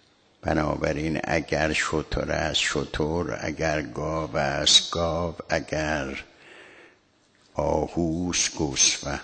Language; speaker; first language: Persian; native; Persian